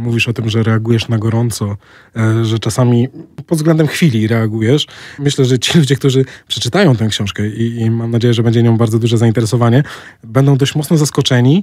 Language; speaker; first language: Polish; native; Polish